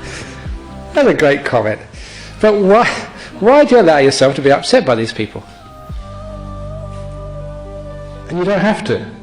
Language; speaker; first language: English; native; English